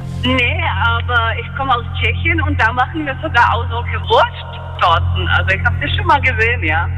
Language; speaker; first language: German; non-native, fluent; Czech